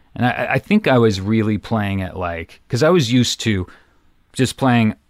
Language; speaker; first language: English; native; English